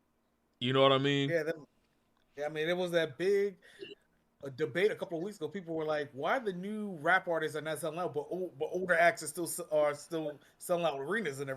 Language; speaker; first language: English; native; English